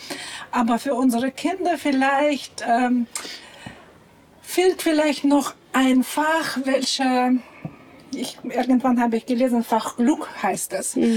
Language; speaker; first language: German; non-native, fluent; Russian